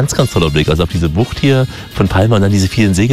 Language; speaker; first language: German; native; German